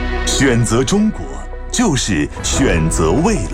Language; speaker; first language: Chinese; native; Chinese